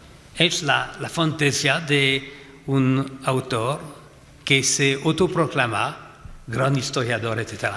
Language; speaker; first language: Spanish; non-native, fluent; French